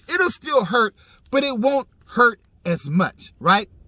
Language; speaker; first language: English; native; English